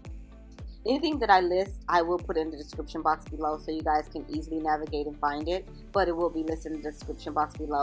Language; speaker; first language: English; native; English